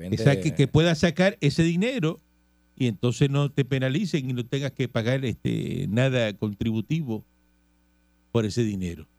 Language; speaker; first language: Spanish; native; Spanish